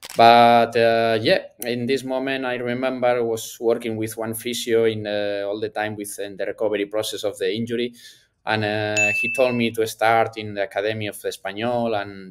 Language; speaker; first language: English; non-native, learner; Spanish